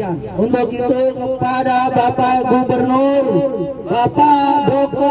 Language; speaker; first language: Indonesian; native; Indonesian